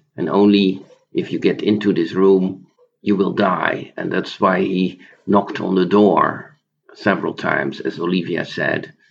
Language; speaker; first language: English; non-native, fluent; Dutch